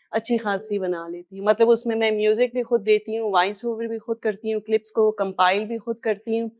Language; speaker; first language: Urdu; native; Urdu